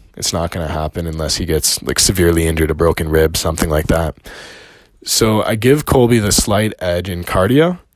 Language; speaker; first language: English; native; English